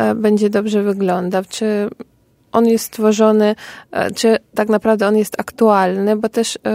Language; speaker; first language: Polish; non-native, fluent; Ukrainian